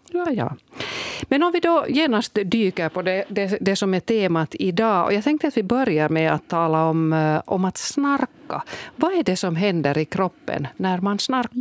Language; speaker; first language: Swedish; native; Swedish